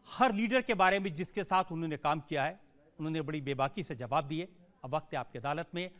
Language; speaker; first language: Hindi; native; Hindi